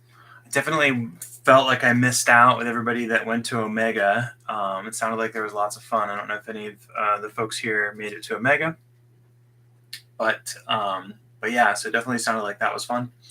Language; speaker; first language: English; native; English